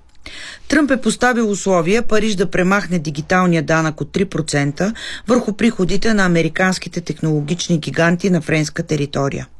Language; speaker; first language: Bulgarian; native; Bulgarian